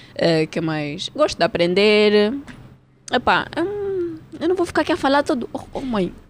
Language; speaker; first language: Portuguese; early bilingual, heritage; Portuguese